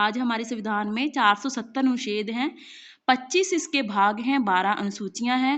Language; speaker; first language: Hindi; non-native, local second language; Punjabi